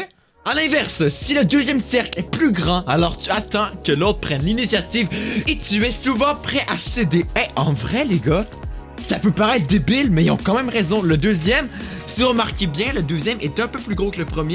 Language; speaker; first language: French; native; French